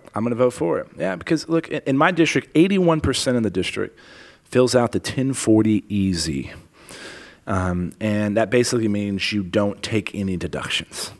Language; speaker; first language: English; native; English